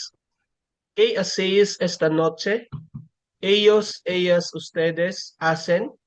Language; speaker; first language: Spanish; non-native, learner; Filipino